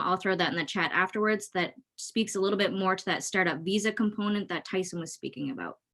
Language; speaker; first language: English; native; English